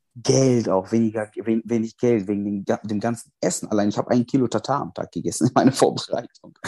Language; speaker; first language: German; non-native, fluent; Arabic